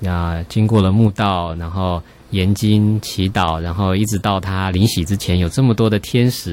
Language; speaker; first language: Chinese; native; Chinese